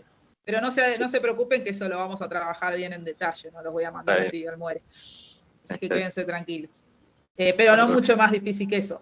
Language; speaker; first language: Spanish; native; Spanish